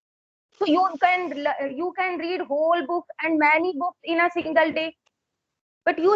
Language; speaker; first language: English; non-native, local second language; Hindi